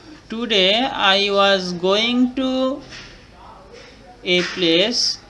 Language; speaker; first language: English; non-native, learner; Bangla